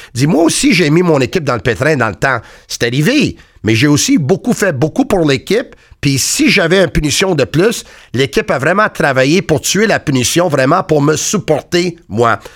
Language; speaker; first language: French; native; French